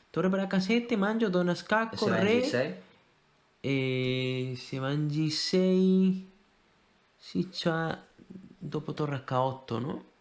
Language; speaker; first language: Italian; non-native, fluent; Spanish